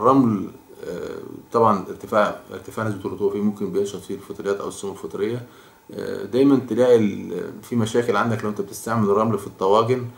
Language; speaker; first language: Arabic; native; Arabic